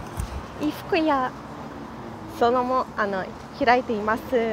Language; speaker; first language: Japanese; non-native, fluent; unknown